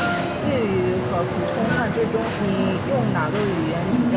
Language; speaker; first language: Chinese; non-native, fluent; Korean